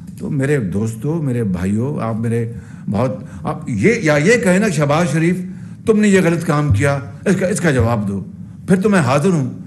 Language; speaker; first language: Urdu; non-native, local second language; Punjabi